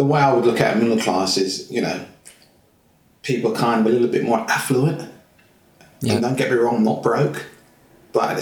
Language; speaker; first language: English; native; English